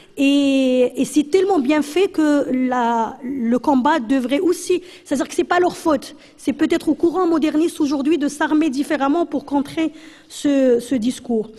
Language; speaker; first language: French; non-native, local second language; Arabic